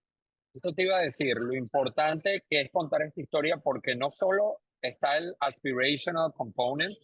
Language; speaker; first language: Spanish; native; Spanish